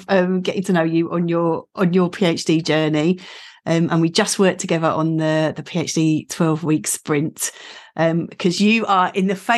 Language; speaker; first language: English; native; English